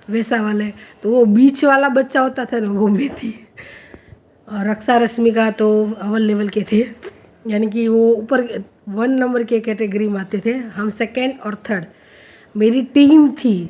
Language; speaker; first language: Hindi; non-native, local second language; Gujarati